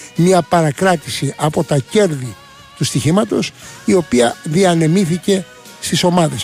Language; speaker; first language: Greek; native; Greek